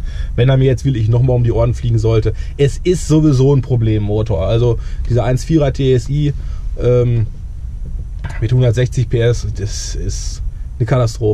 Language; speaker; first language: German; native; German